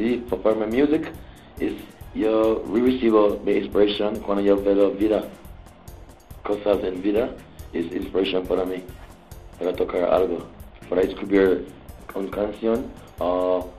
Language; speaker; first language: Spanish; non-native, learner; English